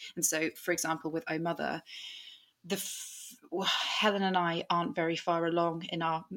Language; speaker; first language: English; native; English